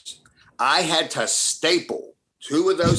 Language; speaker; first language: English; early bilingual, other home language; Italian